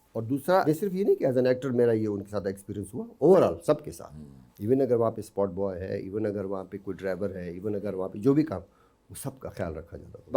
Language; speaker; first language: Urdu; non-native, local second language; Baluchi